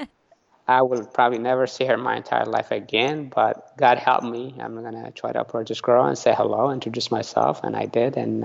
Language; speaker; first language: English; early bilingual, other home language; Tigrinya